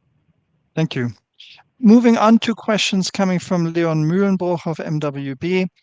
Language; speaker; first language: English; non-native, fluent; German